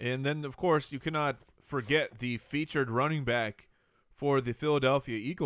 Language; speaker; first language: English; native; English